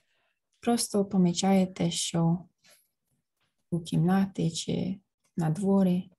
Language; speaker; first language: Ukrainian; early bilingual, heritage; Ukrainian